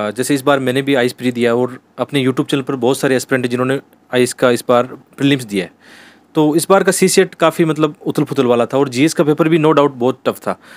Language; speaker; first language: Hindi; native; Hindi